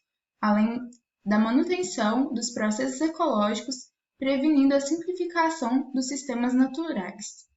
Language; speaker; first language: Portuguese; native; Portuguese